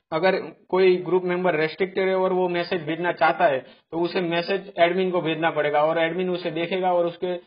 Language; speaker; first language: Hindi; non-native, local second language; Gujarati